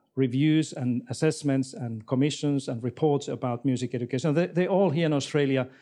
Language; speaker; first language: English; non-native, fluent; Finnish